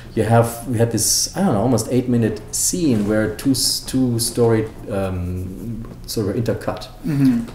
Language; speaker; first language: English; non-native, fluent; German